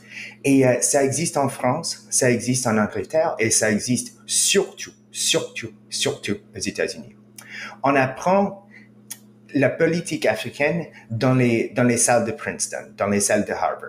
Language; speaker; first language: French; non-native, fluent; English